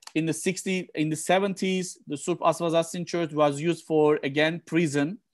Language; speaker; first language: English; non-native, fluent; Turkish